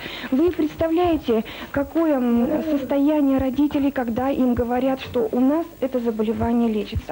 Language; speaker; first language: Russian; native; Russian